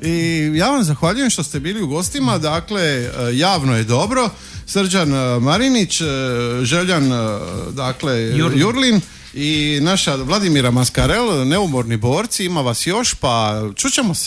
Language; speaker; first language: Croatian; native; Croatian